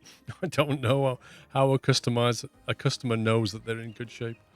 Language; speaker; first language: English; native; English